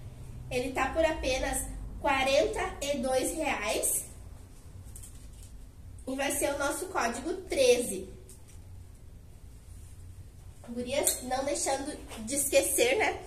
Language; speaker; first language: Portuguese; native; Portuguese